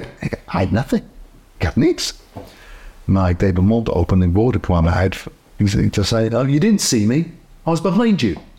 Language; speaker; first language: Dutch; non-native, fluent; English